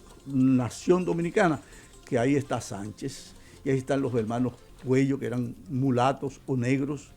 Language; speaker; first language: Spanish; native; Spanish